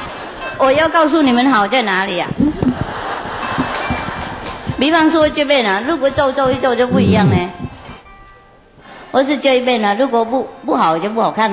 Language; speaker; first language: Chinese; non-native, fluent; Vietnamese